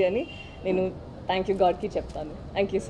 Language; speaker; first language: Telugu; non-native, local second language; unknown